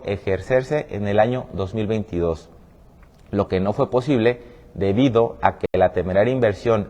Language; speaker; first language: Spanish; native; Spanish